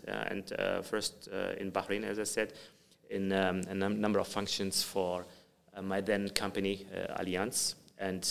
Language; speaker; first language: English; non-native, fluent; German